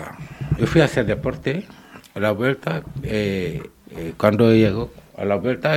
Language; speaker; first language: Spanish; non-native, learner; Wolof